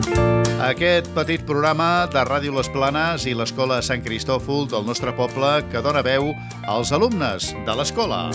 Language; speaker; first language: Catalan; native; Catalan